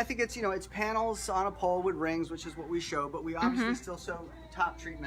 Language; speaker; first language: English; native; English